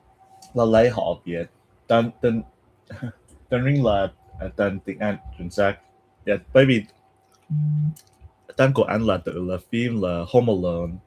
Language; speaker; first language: Vietnamese; non-native, learner; English